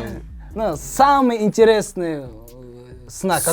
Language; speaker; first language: Russian; non-native, local second language; Kazakh